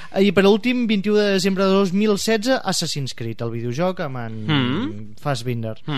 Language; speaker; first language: Catalan; native; Catalan